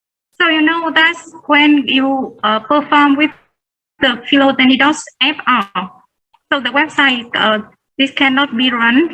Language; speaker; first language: English; non-native, learner; Vietnamese